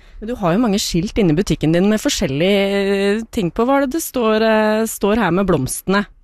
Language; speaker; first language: Norwegian; native; Norwegian